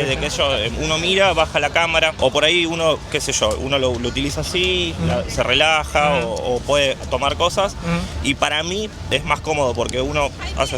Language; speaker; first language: Spanish; native; Spanish